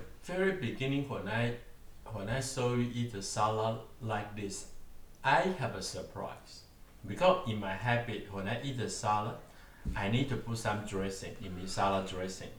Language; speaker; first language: English; non-native, learner; Chinese